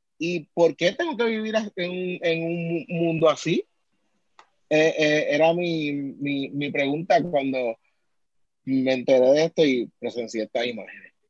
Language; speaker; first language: Spanish; native; Spanish